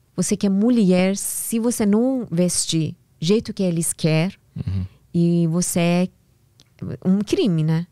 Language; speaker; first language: Portuguese; non-native, learner; Persian